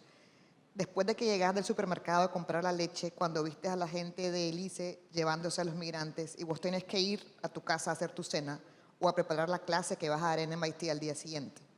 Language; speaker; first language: Spanish; native; Spanish